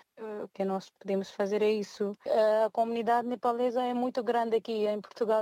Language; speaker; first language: Portuguese; non-native, learner; Nepali